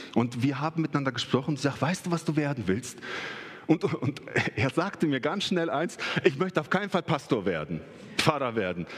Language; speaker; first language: German; early bilingual, other home language; Russian